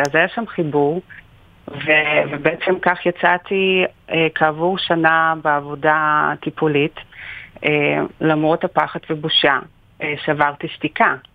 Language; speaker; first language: Hebrew; non-native, fluent; Russian